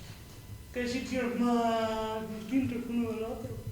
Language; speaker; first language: Spanish; native; Spanish